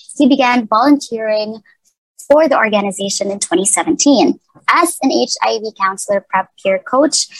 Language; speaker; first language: English; non-native, local second language; Cebuano